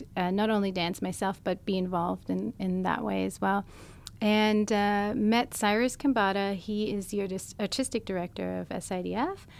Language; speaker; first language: English; non-native, fluent; German